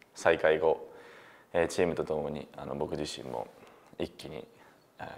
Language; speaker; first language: Japanese; native; Japanese